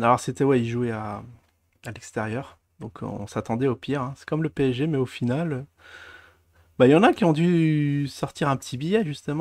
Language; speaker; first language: French; native; French